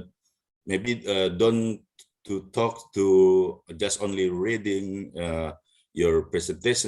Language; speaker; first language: English; non-native, learner; Indonesian